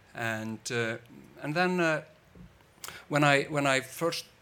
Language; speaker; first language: English; non-native, fluent; Icelandic